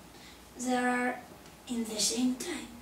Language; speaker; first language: English; non-native, learner; Greek